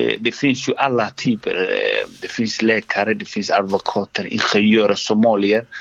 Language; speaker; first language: Swedish; early bilingual, other home language; Somali